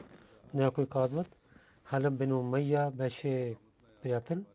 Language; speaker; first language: Bulgarian; non-native, learner; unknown